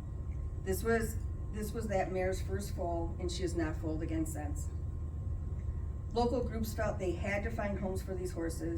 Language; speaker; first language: English; native; English